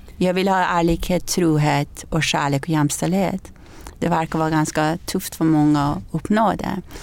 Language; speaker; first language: Swedish; non-native, fluent; Persian